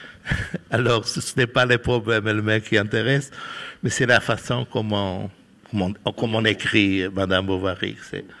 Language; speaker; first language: French; non-native, fluent; Portuguese